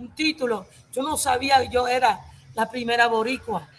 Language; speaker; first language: Spanish; native; Spanish